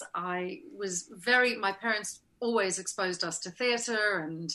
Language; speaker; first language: English; native; English